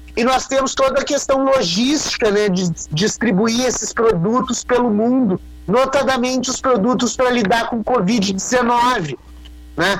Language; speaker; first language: Portuguese; native; Portuguese